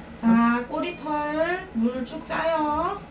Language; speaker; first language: Korean; non-native, learner; English